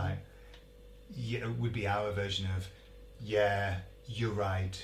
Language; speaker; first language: English; native; English